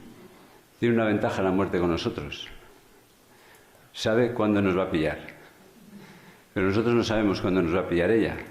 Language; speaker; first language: Spanish; native; Spanish